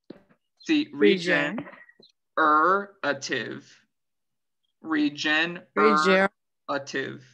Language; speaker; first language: Spanish; non-native, fluent; English